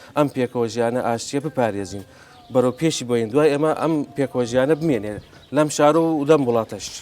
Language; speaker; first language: Central Kurdish; non-native, local second language; Turkish